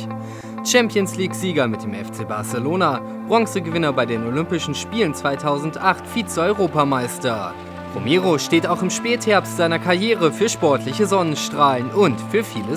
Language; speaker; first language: German; native; German